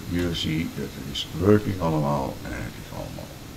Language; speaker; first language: English; non-native, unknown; Dutch